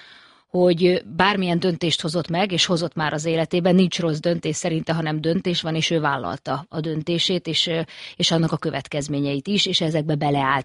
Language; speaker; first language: Hungarian; native; Hungarian